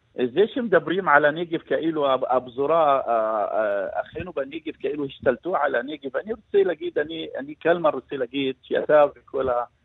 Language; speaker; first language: Hebrew; non-native, local second language; Arabic